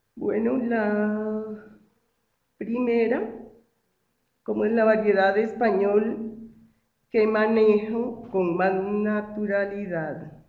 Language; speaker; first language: Spanish; native; Spanish